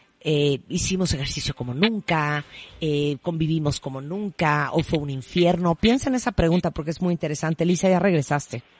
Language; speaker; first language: Spanish; native; Spanish